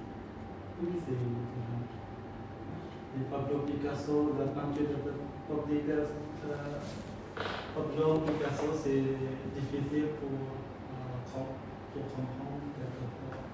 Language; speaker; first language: French; non-native, learner; Khmer